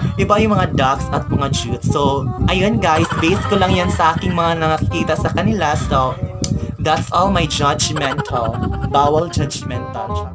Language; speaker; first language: Filipino; non-native, local second language; Cebuano